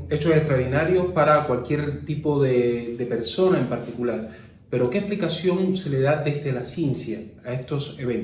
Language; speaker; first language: Spanish; native; Spanish